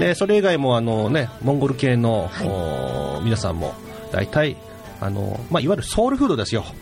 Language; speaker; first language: Japanese; native; Japanese